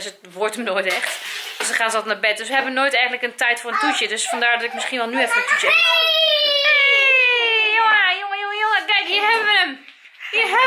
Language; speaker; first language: Dutch; native; Dutch